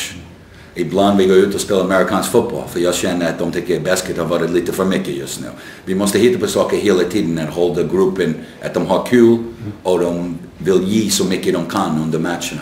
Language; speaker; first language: Swedish; non-native, fluent; English